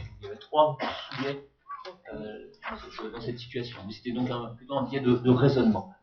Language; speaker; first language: French; native; French